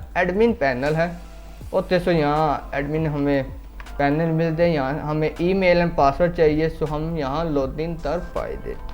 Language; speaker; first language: Urdu; non-native, local second language; Punjabi